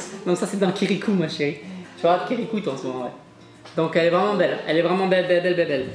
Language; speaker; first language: French; native; French